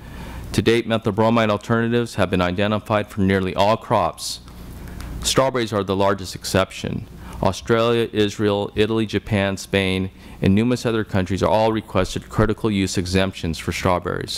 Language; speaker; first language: English; native; English